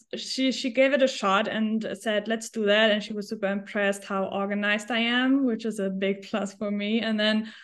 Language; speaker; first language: English; non-native, fluent; German